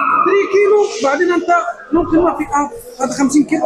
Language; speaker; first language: Arabic; non-native, learner; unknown